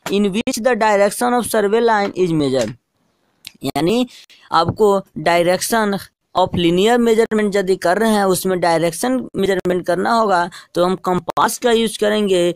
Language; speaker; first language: Hindi; native; Hindi